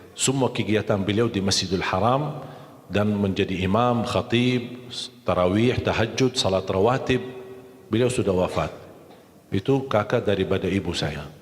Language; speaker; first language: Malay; non-native, fluent; Arabic